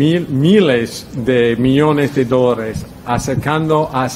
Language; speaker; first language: Spanish; non-native, fluent; English